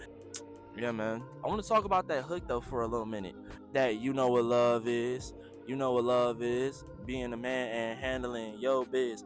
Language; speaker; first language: English; native; English